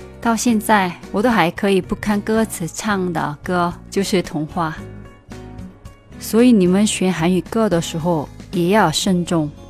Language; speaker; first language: Chinese; non-native, fluent; Korean